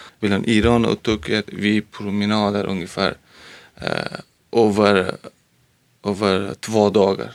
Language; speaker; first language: Swedish; non-native, learner; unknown